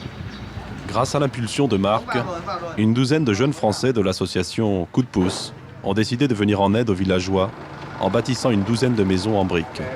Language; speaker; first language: French; native; French